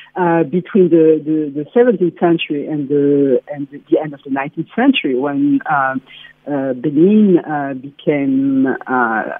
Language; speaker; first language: English; non-native, fluent; French